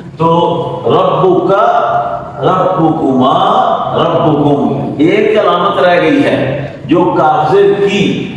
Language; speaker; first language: Urdu; native; Urdu